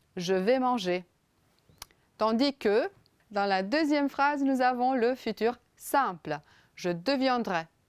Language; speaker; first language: French; non-native, fluent; Romanian